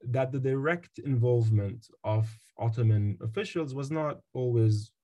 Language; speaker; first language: English; non-native, fluent; Arabic